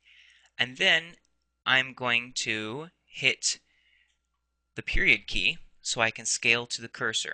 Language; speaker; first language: English; native; English